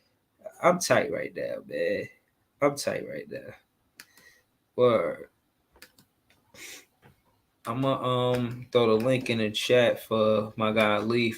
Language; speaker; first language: English; native; English